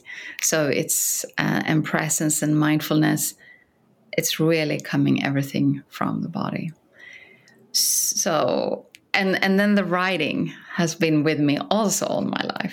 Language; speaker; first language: English; non-native, fluent; Swedish